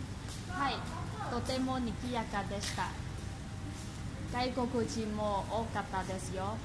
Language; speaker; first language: Japanese; non-native, learner; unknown